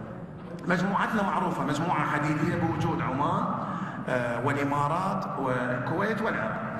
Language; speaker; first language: Arabic; native; Arabic